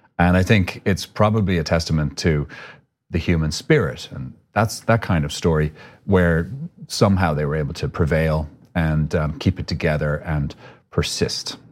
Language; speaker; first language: English; native; English